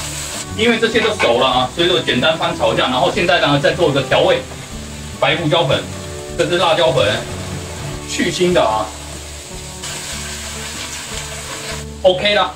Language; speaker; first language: Chinese; native; Chinese